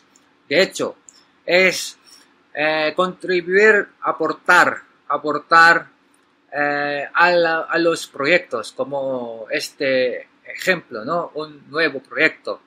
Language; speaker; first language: Spanish; non-native, learner; Filipino